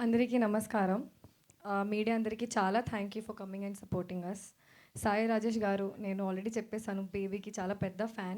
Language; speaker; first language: Telugu; non-native, local second language; Hindi